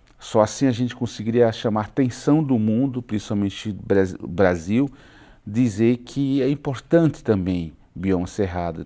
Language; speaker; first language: Portuguese; non-native, local second language; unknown